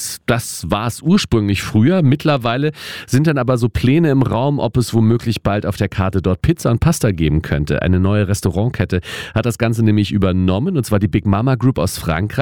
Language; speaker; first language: German; native; German